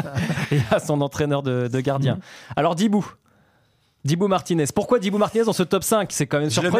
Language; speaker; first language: French; native; French